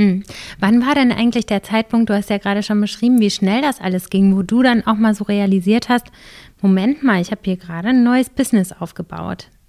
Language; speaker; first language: German; native; German